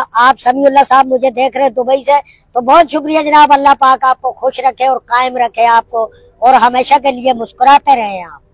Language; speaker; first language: Urdu; non-native, local second language; Northern Hindko